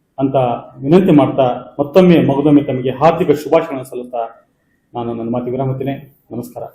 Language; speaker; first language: Kannada; non-native, local second language; Lambadi